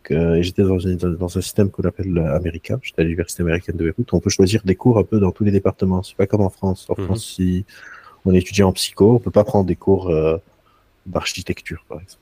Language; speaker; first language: French; non-native, local second language; Arabic